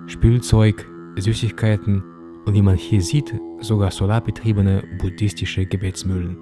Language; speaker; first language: German; native; German